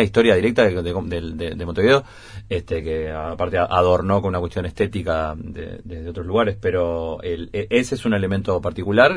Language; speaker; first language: Spanish; native; Spanish